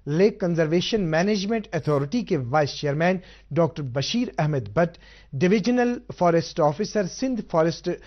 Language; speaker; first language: Urdu; non-native, local second language; Kashmiri